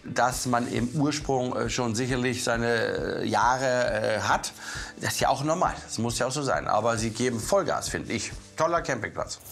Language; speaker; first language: German; native; German